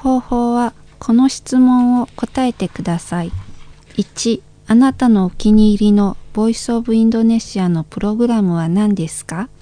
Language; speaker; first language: Japanese; non-native, fluent; Indonesian